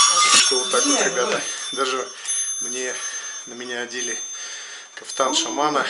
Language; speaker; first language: Russian; native; Russian